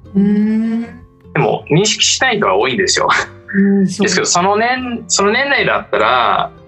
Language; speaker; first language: Japanese; non-native, fluent; English